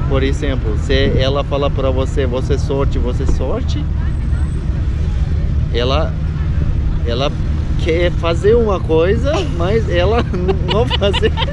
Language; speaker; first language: Portuguese; non-native, learner; Turkish